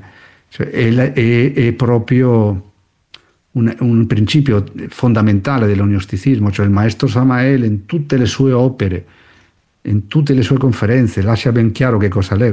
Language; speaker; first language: Italian; non-native, fluent; Spanish